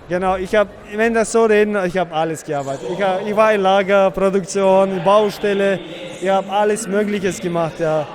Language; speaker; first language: German; non-native, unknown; Czech